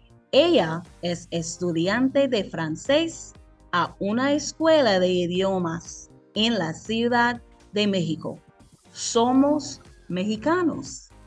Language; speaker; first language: Spanish; non-native, fluent; English